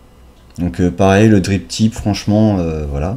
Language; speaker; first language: French; native; French